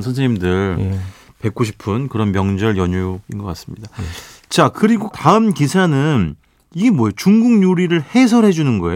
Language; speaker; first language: Korean; native; Korean